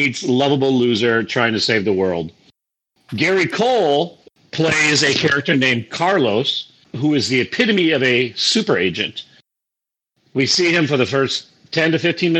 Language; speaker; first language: English; native; English